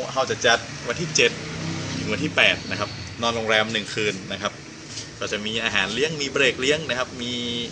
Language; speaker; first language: Thai; native; Thai